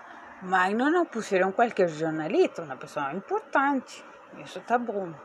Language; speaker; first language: Portuguese; non-native, learner; Spanish